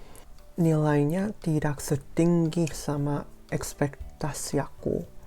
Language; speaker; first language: Indonesian; non-native, fluent; Korean